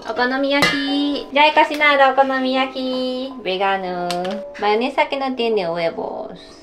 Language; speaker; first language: Spanish; non-native, fluent; Japanese